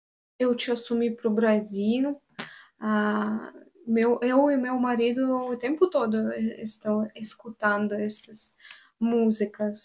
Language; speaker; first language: Portuguese; non-native, learner; Russian